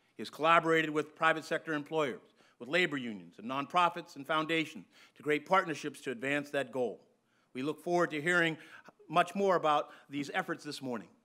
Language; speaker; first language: English; native; English